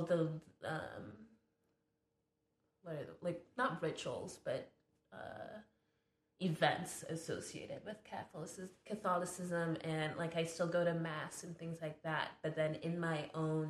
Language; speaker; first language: English; non-native, fluent; French